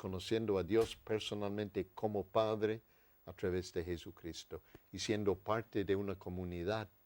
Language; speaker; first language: Spanish; non-native, fluent; English